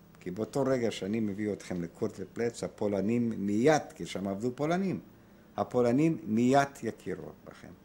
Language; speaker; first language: Hebrew; non-native, fluent; Polish